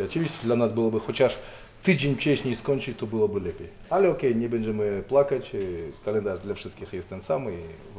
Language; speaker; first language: Polish; non-native, fluent; Russian